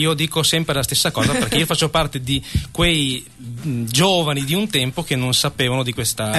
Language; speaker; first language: Italian; native; Italian